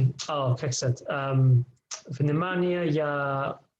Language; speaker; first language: Russian; non-native, learner; English